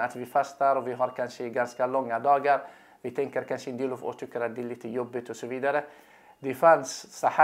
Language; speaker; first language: Swedish; non-native, fluent; Arabic